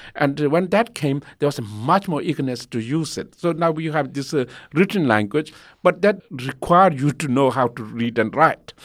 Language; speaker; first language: English; non-native, local second language; Tibetan